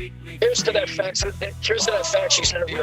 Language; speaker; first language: English; native; English